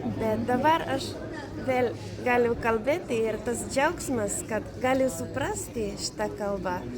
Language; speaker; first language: Lithuanian; non-native, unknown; Finnish